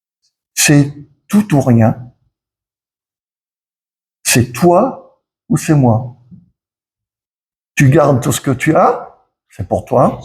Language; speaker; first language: French; native; French